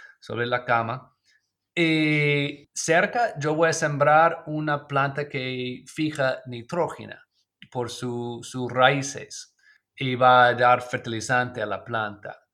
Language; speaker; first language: Spanish; non-native, learner; English